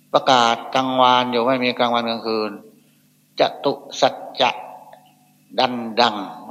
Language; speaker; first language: Thai; non-native, local second language; Northeastern Thai